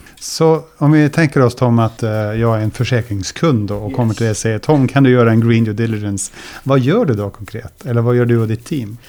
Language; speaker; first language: Swedish; native; Swedish